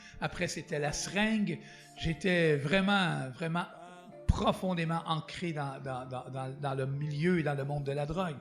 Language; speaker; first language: French; native; French